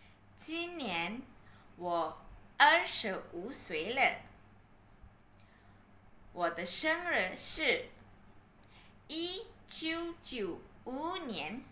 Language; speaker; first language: Chinese; non-native, learner; Malay